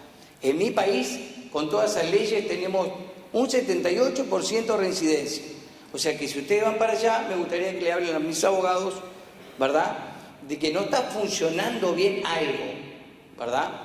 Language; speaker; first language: Spanish; native; Spanish